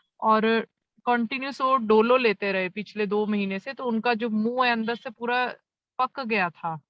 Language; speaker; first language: Hindi; native; Hindi